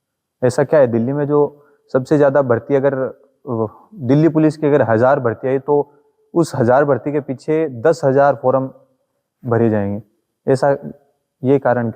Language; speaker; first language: Hindi; native; Hindi